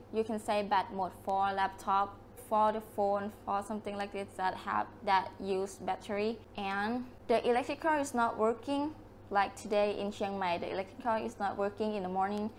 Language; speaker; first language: English; non-native, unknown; Thai